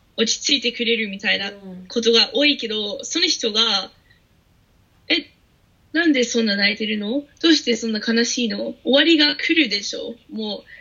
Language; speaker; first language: Japanese; non-native, fluent; English